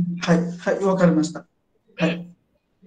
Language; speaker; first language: Japanese; non-native, learner; Nepali